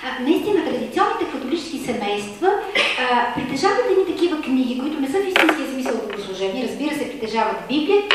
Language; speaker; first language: Bulgarian; native; Bulgarian